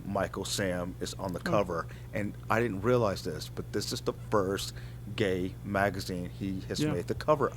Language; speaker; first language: English; native; English